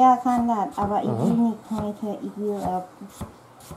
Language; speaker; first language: German; non-native, learner; Thai